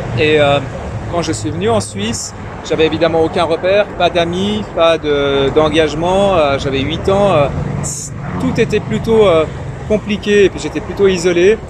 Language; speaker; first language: French; early bilingual, other home language; Persian